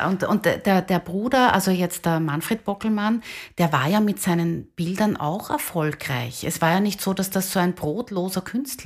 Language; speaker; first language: German; native; German